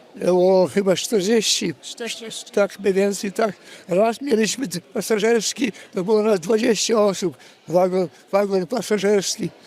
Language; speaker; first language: Polish; native; Polish